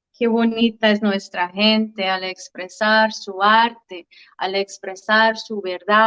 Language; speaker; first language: Spanish; early bilingual, heritage; Spanish